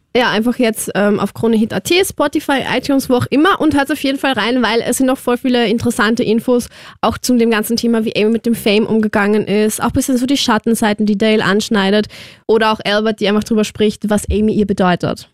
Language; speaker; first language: German; native; German